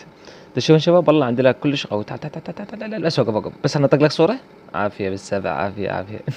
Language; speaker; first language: Arabic; native; Arabic